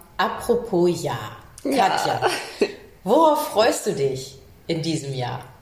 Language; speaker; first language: German; native; German